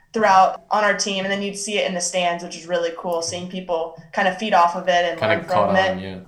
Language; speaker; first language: English; native; English